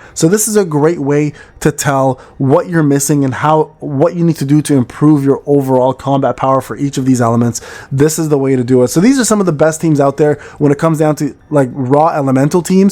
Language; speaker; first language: English; native; English